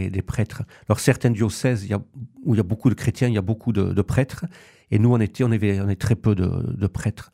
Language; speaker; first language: French; native; French